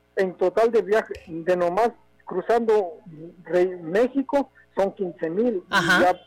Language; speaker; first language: Spanish; non-native, local second language; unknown